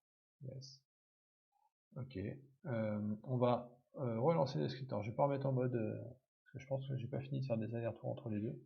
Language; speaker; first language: French; native; French